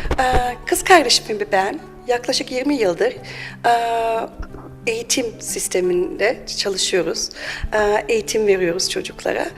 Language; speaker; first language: Turkish; early bilingual, heritage; German